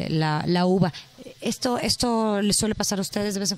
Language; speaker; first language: Spanish; native; Spanish